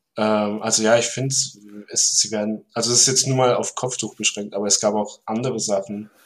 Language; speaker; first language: German; early bilingual, other home language; Turkish